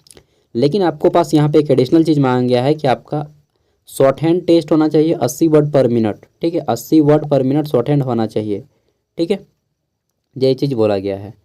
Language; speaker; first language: Hindi; native; Hindi